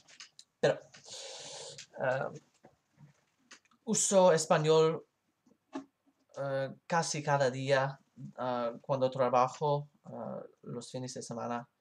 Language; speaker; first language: Spanish; non-native, learner; English